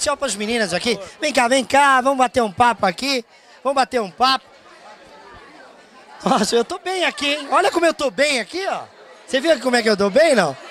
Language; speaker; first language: Portuguese; native; Portuguese